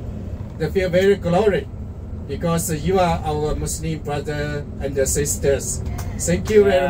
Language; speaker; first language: English; non-native, learner; Chinese